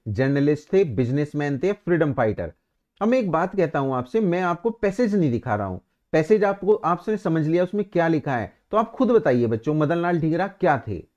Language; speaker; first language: Hindi; native; Hindi